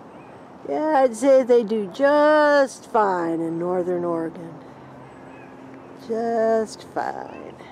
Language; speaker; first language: English; native; English